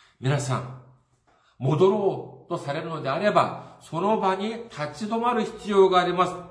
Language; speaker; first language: Japanese; non-native, fluent; Korean